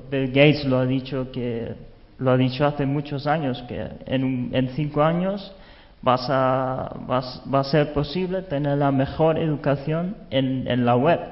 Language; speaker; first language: Spanish; non-native, fluent; German